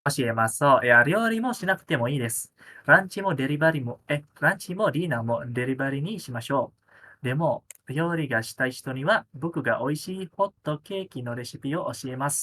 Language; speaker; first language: Japanese; non-native, fluent; Indonesian